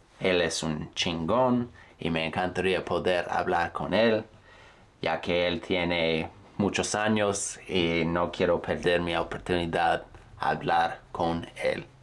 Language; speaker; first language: Spanish; non-native, fluent; English